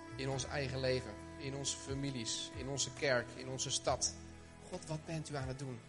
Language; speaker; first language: Dutch; native; Dutch